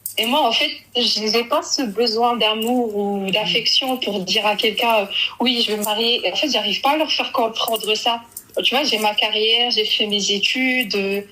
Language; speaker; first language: French; early bilingual, other home language; Arabic